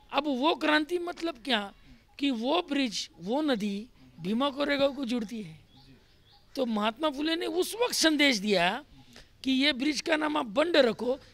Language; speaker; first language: Hindi; non-native, local second language; Marathi